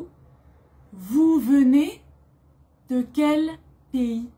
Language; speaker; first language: French; native; French